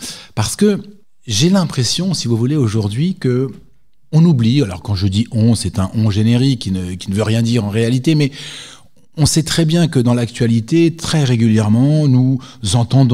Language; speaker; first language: French; native; French